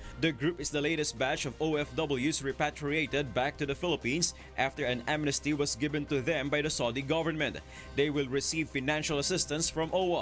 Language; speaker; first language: English; non-native, local second language; Filipino